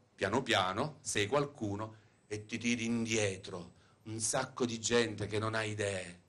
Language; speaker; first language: Italian; native; Italian